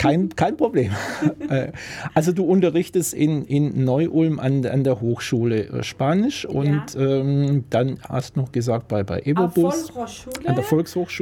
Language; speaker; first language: German; native; German